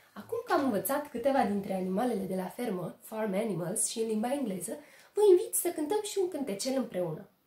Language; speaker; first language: Romanian; native; Romanian